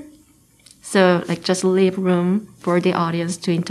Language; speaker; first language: English; non-native, fluent; Korean